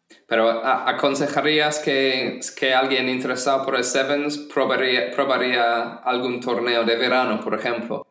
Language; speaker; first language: Spanish; non-native, fluent; English